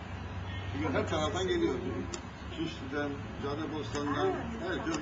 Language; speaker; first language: Turkish; native; Turkish